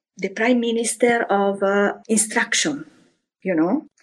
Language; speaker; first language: English; non-native, fluent; Italian